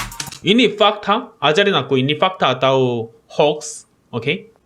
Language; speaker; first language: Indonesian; non-native, learner; Korean